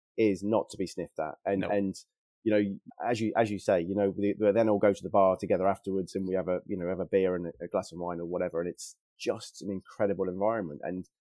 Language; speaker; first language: English; native; English